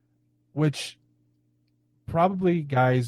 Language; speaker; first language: English; native; English